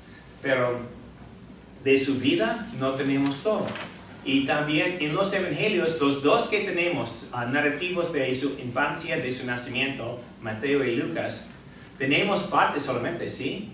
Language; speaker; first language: Spanish; non-native, fluent; English